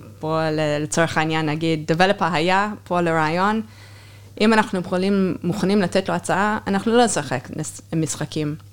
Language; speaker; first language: Hebrew; non-native, fluent; English